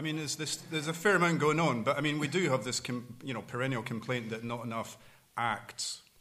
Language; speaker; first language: English; native; English